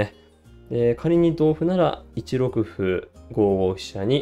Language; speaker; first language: Japanese; native; Japanese